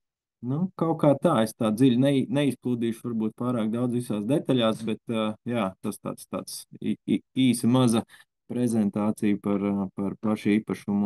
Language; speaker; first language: Latvian; native; Latvian